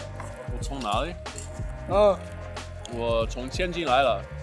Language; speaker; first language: Chinese; non-native, fluent; English